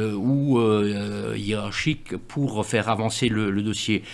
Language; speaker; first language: French; native; French